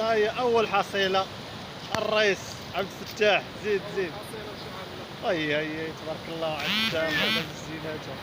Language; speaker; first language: Arabic; native; Arabic